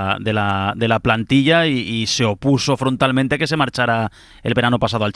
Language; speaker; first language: Spanish; native; Spanish